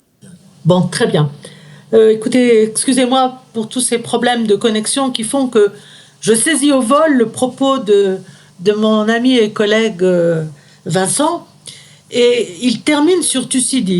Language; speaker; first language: French; native; French